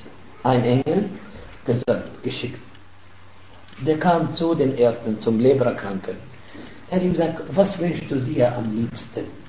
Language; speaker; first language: German; non-native, fluent; Arabic